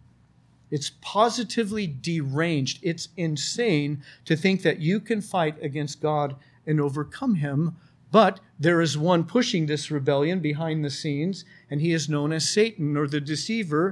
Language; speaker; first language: English; native; English